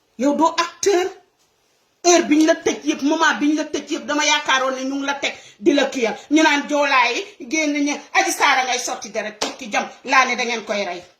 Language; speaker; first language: Wolof; non-native, local second language; Serer